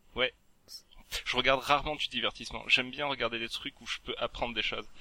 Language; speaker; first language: French; native; French